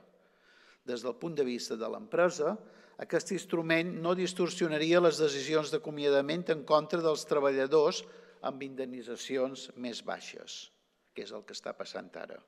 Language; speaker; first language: Catalan; native; Catalan